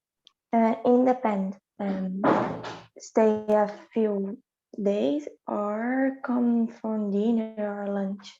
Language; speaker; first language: English; non-native, learner; Portuguese